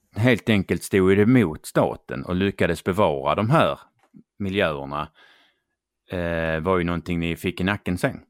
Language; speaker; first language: Swedish; native; Swedish